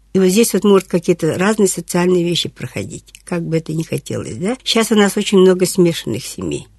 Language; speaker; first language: Russian; non-native, local second language; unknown